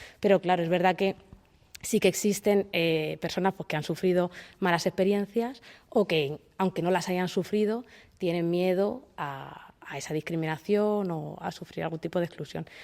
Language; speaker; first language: Spanish; native; Spanish